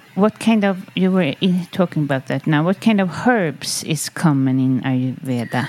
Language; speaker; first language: English; non-native, fluent; Swedish